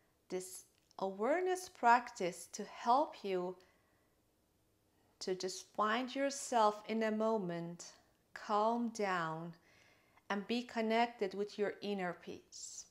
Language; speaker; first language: English; non-native, fluent; Persian